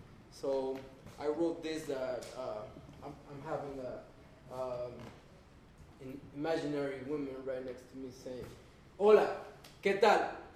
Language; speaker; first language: English; non-native, fluent; Spanish